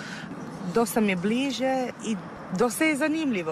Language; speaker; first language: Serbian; non-native, fluent; Italian